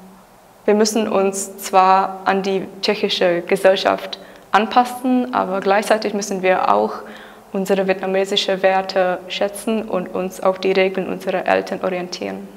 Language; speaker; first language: German; non-native, fluent; Czech